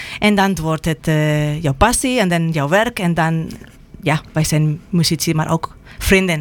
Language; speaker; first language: Dutch; non-native, fluent; Spanish